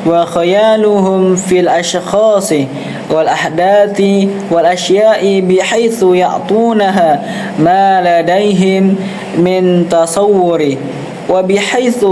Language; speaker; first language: Arabic; non-native, learner; Indonesian